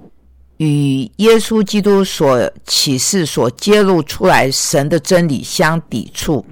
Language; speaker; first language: Chinese; native; Chinese